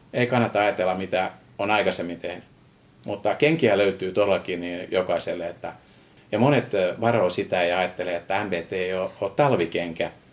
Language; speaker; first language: Finnish; non-native, fluent; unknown